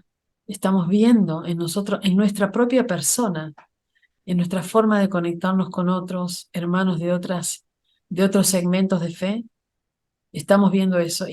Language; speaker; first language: Spanish; native; Spanish